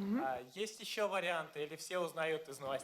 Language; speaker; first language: Russian; native; Russian